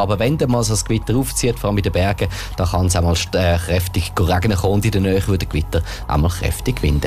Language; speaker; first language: German; native; German